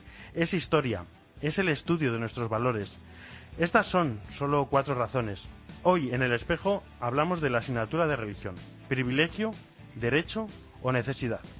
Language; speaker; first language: Spanish; native; Spanish